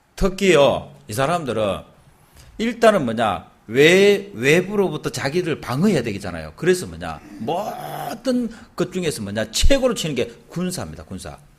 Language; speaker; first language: Korean; native; Korean